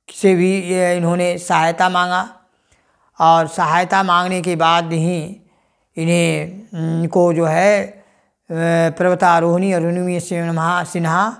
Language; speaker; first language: Hindi; native; Hindi